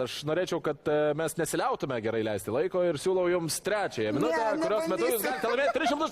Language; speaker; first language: Lithuanian; native; Lithuanian